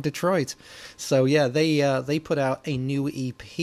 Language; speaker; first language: English; native; English